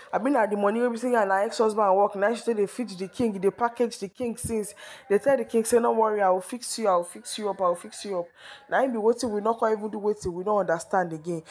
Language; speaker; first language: Nigerian Pidgin; non-native, local second language; Yoruba